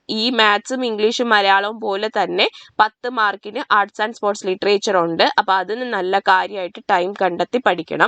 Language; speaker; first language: Malayalam; native; Malayalam